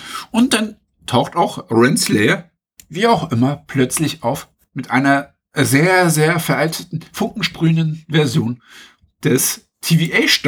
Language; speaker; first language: German; native; German